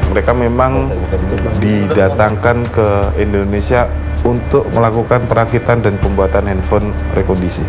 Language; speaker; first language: Indonesian; native; Indonesian